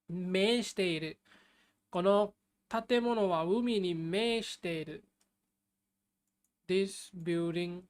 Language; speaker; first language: Japanese; non-native, learner; English